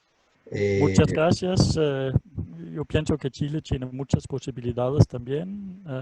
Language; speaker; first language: Spanish; non-native, fluent; Danish